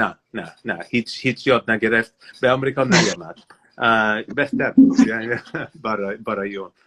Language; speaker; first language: Persian; non-native, learner; English